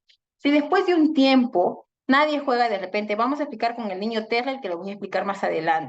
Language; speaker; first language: Spanish; native; Spanish